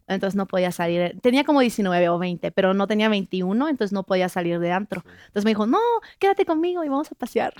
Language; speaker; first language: Spanish; non-native, fluent; French